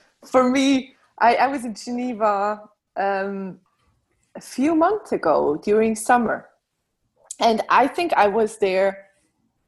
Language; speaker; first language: English; non-native, fluent; Swiss German